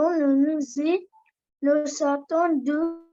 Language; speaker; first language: French; non-native, learner; Arabic